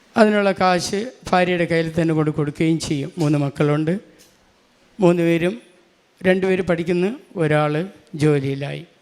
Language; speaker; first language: Malayalam; non-native, local second language; Tamil